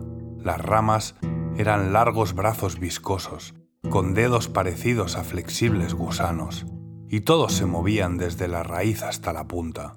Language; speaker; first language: Spanish; native; Spanish